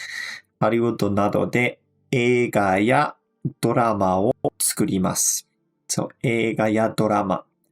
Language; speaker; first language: Japanese; non-native, fluent; English